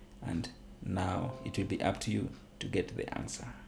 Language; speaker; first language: English; non-native, local second language; Luo (Kenya and Tanzania)